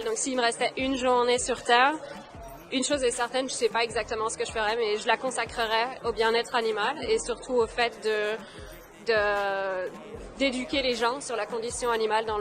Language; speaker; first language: French; native; French